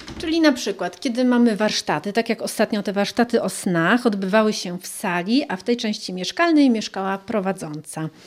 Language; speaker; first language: Polish; early bilingual, other home language; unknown